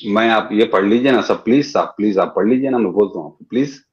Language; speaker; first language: Hindi; non-native, local second language; Urdu